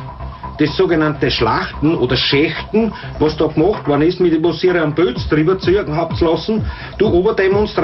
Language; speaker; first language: German; native; German